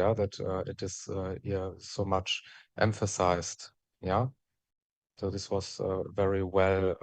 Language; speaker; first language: English; non-native, fluent; German